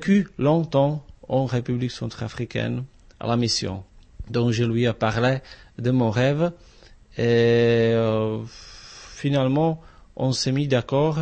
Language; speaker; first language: French; non-native, fluent; Czech